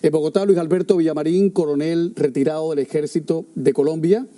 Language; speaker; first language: Spanish; native; Spanish